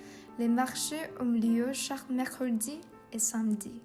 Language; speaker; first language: French; non-native, learner; Vietnamese